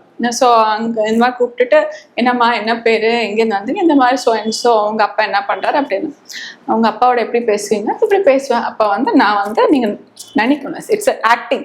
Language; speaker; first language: Tamil; early bilingual, heritage; Tamil